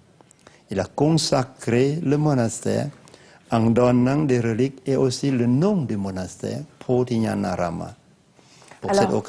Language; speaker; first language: French; non-native, learner; Lao